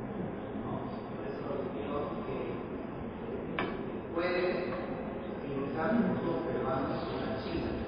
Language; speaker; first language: Spanish; non-native, learner; Chinese